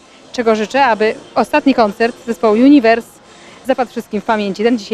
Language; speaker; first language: Polish; native; Polish